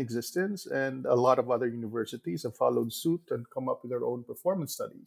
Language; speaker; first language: English; non-native, local second language; Hiligaynon